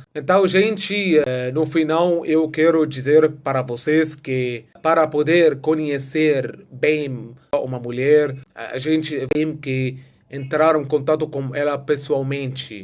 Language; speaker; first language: Portuguese; non-native, fluent; Arabic